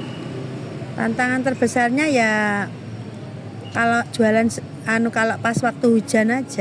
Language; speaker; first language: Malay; non-native, local second language; Javanese